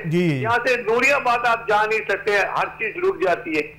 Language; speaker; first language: Urdu; native; Urdu